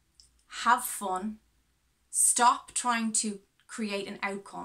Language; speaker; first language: English; native; English